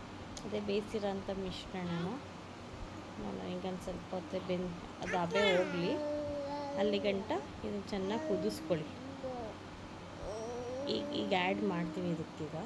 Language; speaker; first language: Kannada; native; Kannada